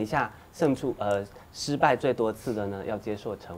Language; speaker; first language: Chinese; native; Chinese